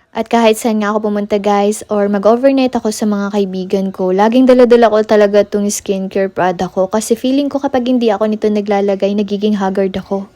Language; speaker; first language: Filipino; non-native, local second language; Bikol